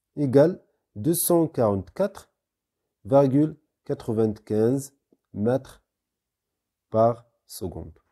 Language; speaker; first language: French; non-native, local second language; Arabic